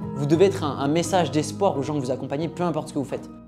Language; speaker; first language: French; native; French